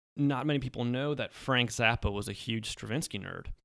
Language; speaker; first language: English; early bilingual, other home language; Polish